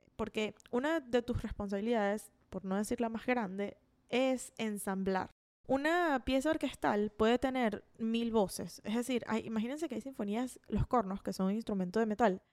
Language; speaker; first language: Spanish; native; Spanish